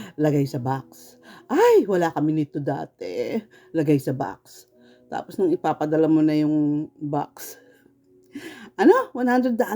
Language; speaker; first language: Filipino; native; Filipino